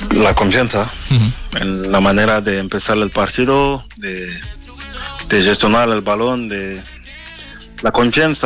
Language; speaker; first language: Spanish; non-native, fluent; French